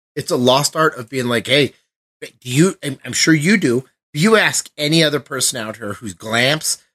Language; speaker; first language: English; native; English